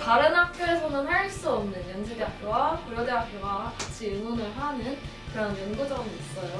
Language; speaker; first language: Korean; native; Korean